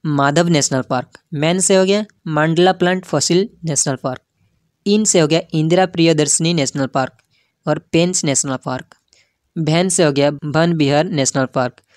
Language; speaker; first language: Hindi; non-native, local second language; Odia